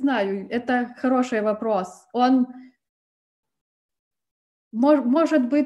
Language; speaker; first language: Russian; non-native, fluent; Lithuanian